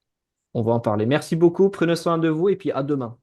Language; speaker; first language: French; non-native, fluent; Azerbaijani